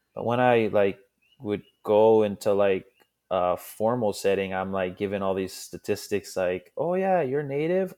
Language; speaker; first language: English; native; English